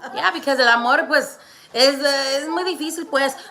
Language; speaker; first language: Spanish; early bilingual, heritage; Spanish